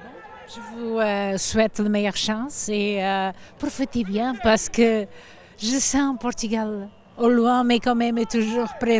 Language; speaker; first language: French; early bilingual, heritage; Portuguese